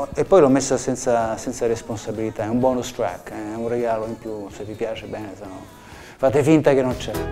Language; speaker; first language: Italian; early bilingual, heritage; English